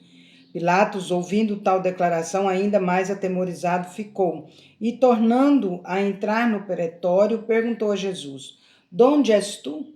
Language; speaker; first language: Portuguese; native; Portuguese